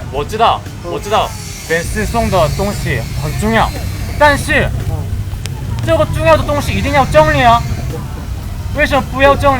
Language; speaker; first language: Chinese; non-native, learner; Korean